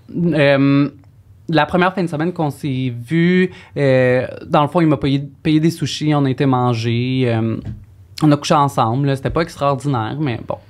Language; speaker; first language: French; native; French